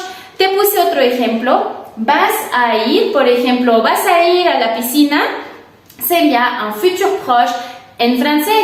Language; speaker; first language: Spanish; non-native, fluent; French